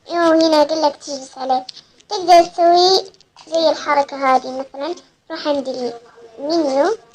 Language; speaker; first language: Arabic; native; Arabic